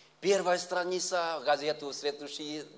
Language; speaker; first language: Russian; non-native, learner; Vietnamese